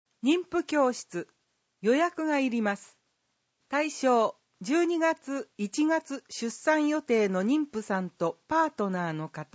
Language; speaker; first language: Japanese; native; Japanese